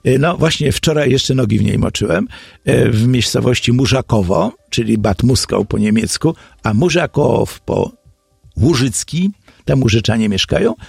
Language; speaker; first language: Polish; native; Polish